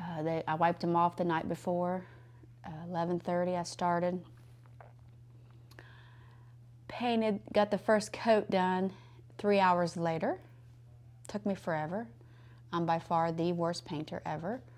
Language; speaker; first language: English; native; English